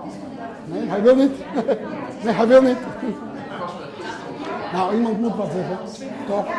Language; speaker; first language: Dutch; non-native, learner; Hebrew